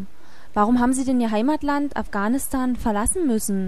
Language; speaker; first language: German; native; German